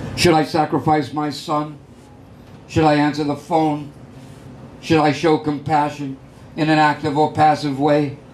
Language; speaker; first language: English; native; English